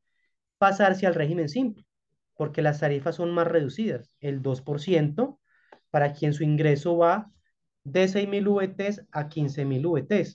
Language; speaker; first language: Spanish; native; Spanish